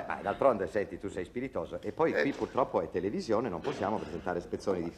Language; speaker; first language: Italian; native; Italian